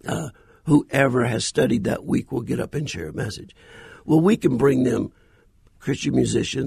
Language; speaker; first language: English; native; English